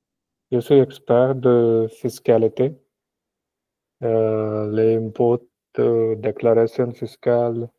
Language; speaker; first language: French; non-native, learner; Punjabi